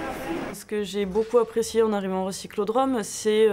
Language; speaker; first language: French; native; French